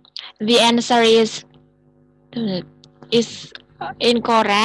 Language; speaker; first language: English; non-native, learner; Indonesian